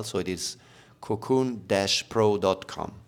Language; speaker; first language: English; non-native, fluent; Italian